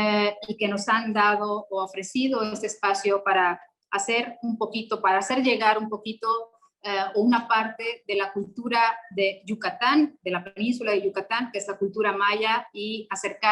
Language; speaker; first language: Spanish; non-native, fluent; Arabic